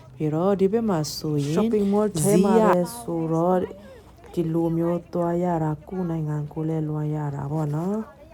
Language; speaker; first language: Burmese; non-native, local second language; Tedim Chin